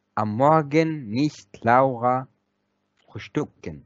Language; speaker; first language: German; non-native, fluent; Arabic